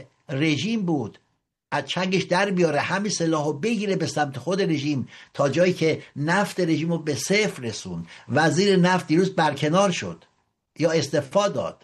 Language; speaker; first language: Persian; native; Persian